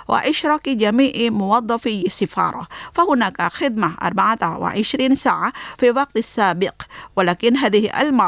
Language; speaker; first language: Arabic; non-native, fluent; Indonesian